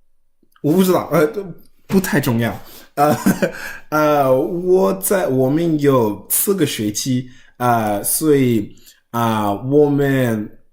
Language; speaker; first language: Chinese; non-native, learner; English